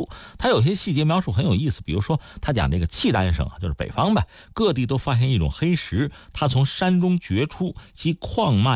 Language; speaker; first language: Chinese; native; Chinese